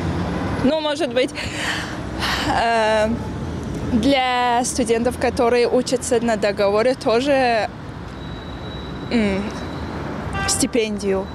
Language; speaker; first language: Russian; non-native, local second language; Tajik